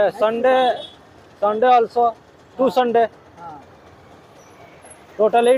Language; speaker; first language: English; non-native, learner; Hindi